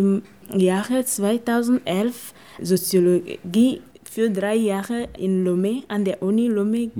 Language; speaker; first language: German; non-native, fluent; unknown